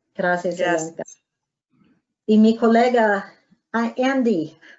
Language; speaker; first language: Spanish; non-native, fluent; English